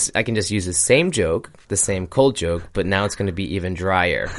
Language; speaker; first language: English; native; English